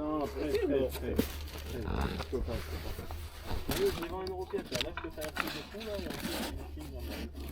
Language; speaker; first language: French; native; French